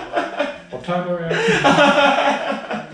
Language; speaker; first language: English; non-native, fluent; German